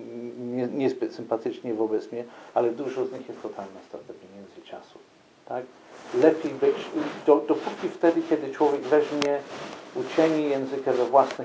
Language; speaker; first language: Polish; non-native, fluent; English